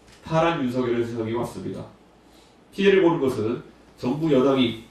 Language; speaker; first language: Korean; native; Korean